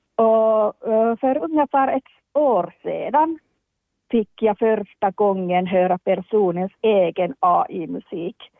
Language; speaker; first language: Swedish; non-native, local second language; Finnish